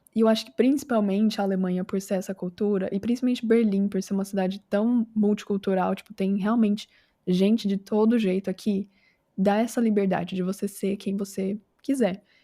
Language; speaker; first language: Portuguese; native; Portuguese